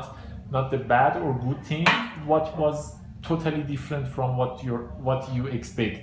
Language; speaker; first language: English; non-native, fluent; Persian